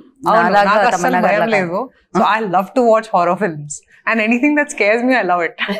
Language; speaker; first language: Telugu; non-native, fluent; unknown